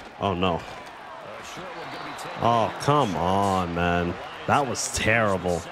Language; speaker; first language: English; native; English